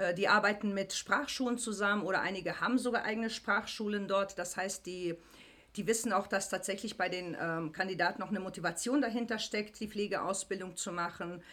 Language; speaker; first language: German; native; German